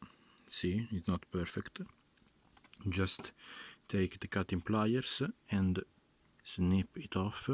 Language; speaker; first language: English; non-native, fluent; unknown